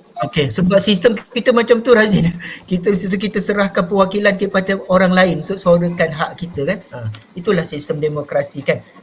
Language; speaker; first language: Malay; native; Malay